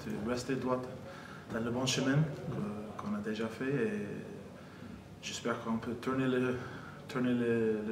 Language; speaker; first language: French; non-native, fluent; English